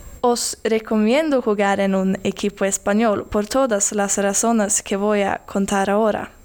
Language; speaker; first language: Spanish; non-native, learner; Swedish